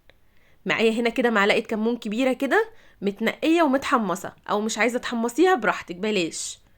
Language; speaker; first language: Arabic; native; Arabic